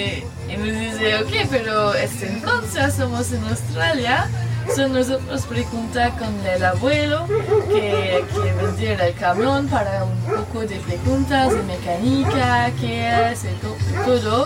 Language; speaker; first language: Spanish; non-native, learner; French